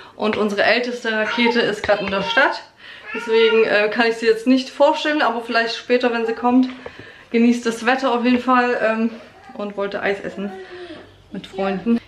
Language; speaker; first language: German; early bilingual, other home language; Polish